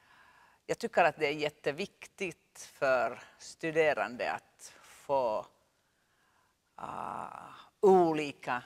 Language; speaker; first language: Swedish; non-native, local second language; Finnish